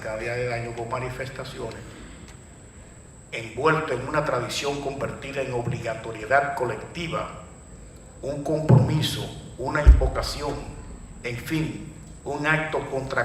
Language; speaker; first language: Spanish; native; Spanish